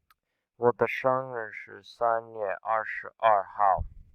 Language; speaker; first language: Chinese; non-native, learner; English